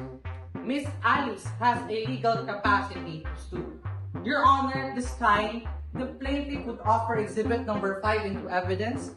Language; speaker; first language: English; non-native, local second language; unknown